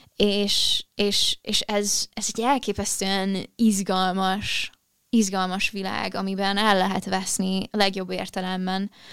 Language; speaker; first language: Hungarian; early bilingual, heritage; Hungarian